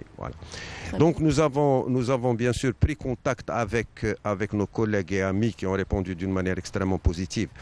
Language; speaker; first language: French; non-native, local second language; Arabic